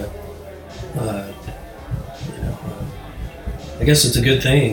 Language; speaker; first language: English; native; English